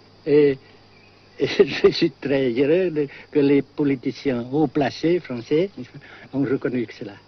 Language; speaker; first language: French; non-native, local second language; Vietnamese